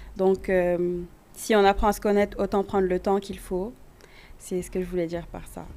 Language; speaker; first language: French; non-native, local second language; Wolof